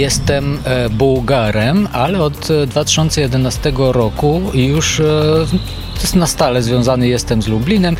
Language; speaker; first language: Polish; non-native, fluent; Bulgarian